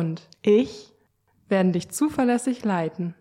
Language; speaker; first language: German; native; German